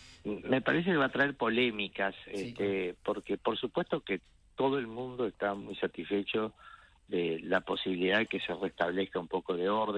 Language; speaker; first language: Spanish; native; Spanish